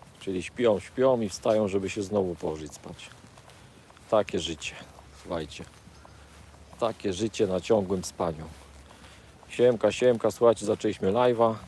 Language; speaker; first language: Polish; native; Polish